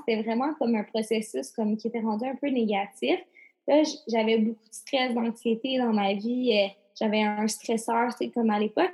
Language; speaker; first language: French; native; French